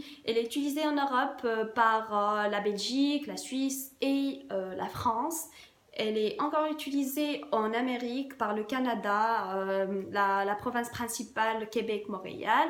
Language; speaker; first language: French; non-native, local second language; Arabic